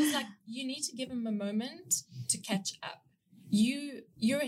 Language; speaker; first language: English; native; English